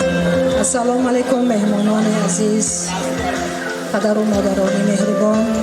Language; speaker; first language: Persian; native; Persian